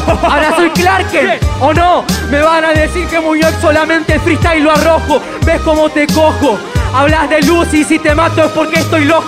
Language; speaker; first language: Spanish; native; Spanish